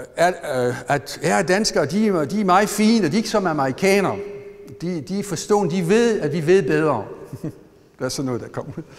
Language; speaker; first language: Danish; non-native, fluent; French